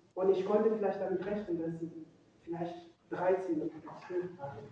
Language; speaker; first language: German; non-native, fluent; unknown